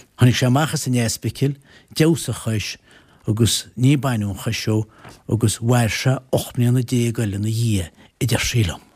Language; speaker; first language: Irish; native; Irish